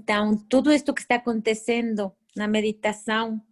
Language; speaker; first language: Portuguese; non-native, fluent; Spanish